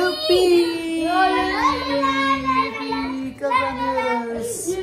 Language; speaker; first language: Turkish; early bilingual, heritage; Turkish